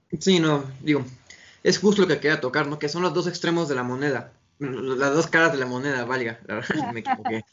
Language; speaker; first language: Spanish; native; Spanish